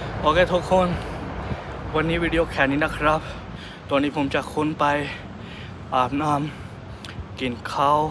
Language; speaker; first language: Thai; non-native, learner; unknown